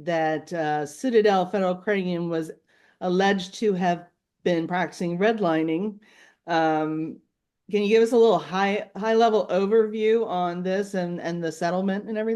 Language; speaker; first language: English; native; English